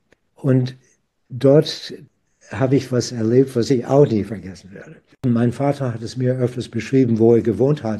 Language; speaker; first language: German; non-native, fluent; English